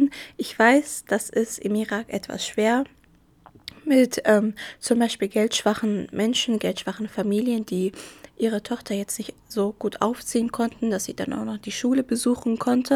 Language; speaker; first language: German; early bilingual, other home language; Arabic